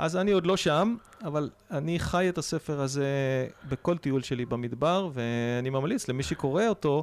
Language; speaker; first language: Hebrew; native; Hebrew